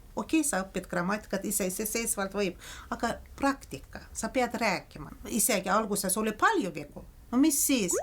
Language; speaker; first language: Estonian; non-native, fluent; Azerbaijani